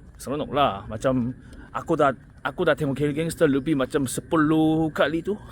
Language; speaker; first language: Malay; non-native, learner; Korean